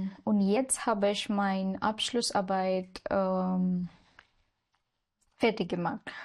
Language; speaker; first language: German; non-native, learner; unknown